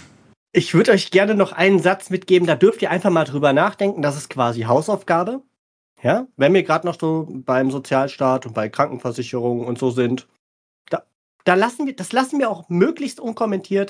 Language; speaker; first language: German; native; German